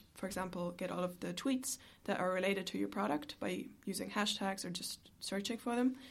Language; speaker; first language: English; non-native, fluent; German